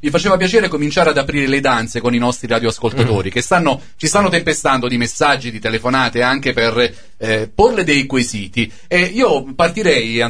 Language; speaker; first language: Italian; native; Italian